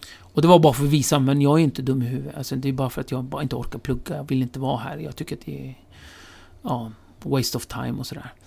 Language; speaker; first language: Swedish; early bilingual, other home language; Kurdish